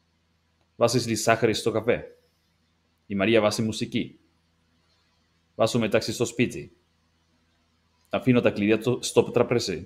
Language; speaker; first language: Greek; non-native, learner; English